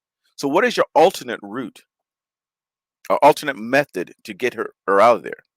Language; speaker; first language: English; native; English